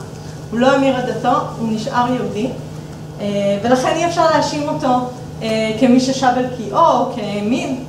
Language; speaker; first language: Hebrew; native; Hebrew